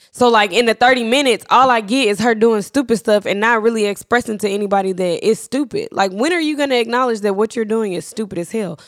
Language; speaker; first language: English; native; English